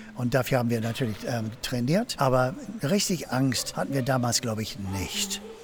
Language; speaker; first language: German; non-native, fluent; English